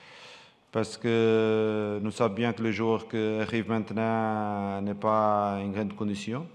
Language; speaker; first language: French; non-native, fluent; Portuguese